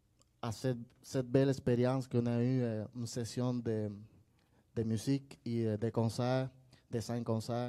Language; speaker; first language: French; non-native, learner; Spanish